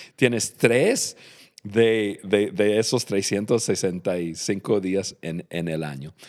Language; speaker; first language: Spanish; non-native, fluent; English